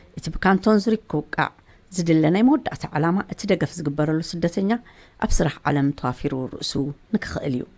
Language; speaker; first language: Tigrinya; native; Tigrinya